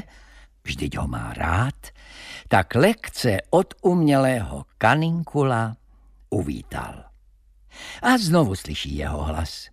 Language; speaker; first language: Czech; native; Czech